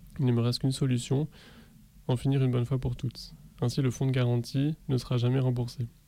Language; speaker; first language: French; native; French